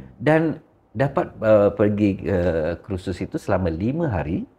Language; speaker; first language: Malay; non-native, local second language; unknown